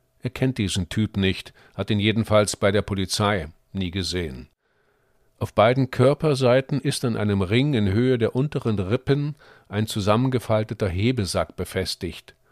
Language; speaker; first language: German; native; German